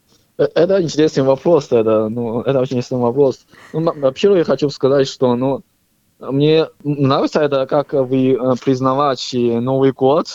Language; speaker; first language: Russian; non-native, learner; Chinese